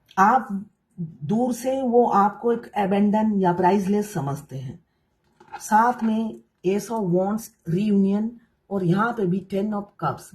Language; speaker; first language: Hindi; non-native, local second language; Bangla